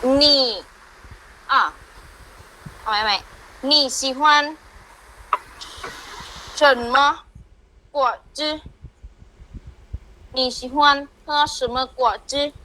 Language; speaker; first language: Chinese; non-native, learner; Thai